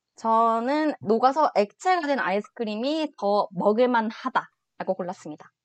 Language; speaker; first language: Korean; native; Korean